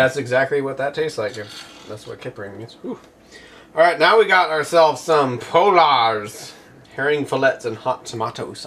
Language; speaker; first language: English; native; English